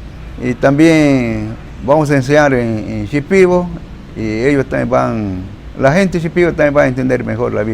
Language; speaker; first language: Spanish; non-native, local second language; Shipibo-Conibo